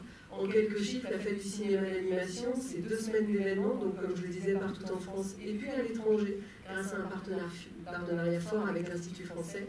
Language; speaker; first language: French; native; French